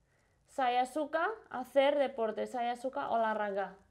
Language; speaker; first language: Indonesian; non-native, fluent; Spanish